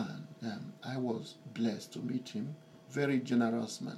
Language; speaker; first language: English; non-native, local second language; Igbo